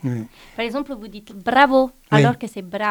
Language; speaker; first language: French; non-native, fluent; Italian